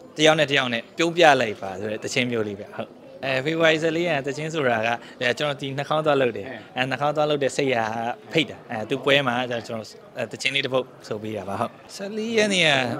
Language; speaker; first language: Burmese; native; Burmese